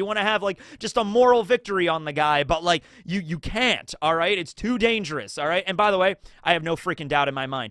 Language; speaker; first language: English; native; English